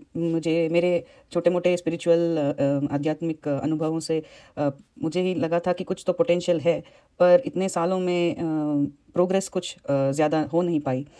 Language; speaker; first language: Hindi; non-native, local second language; Tamil